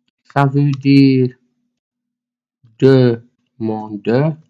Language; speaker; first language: French; non-native, fluent; Arabic